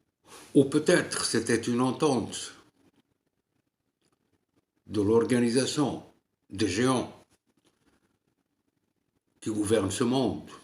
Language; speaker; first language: French; non-native, local second language; Arabic